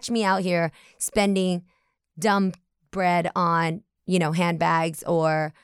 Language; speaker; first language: English; early bilingual, other home language; Vietnamese